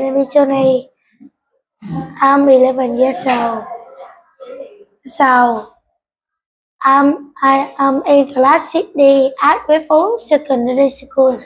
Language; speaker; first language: English; non-native, learner; Vietnamese